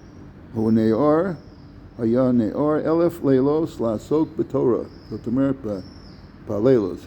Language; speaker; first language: Hebrew; non-native, fluent; English